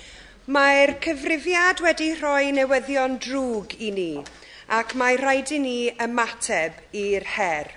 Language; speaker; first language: Welsh; non-native, local second language; English